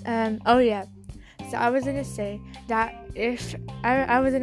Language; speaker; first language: English; native; English